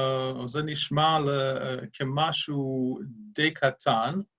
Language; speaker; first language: Hebrew; non-native, fluent; English